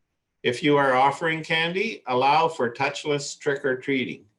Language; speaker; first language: English; native; English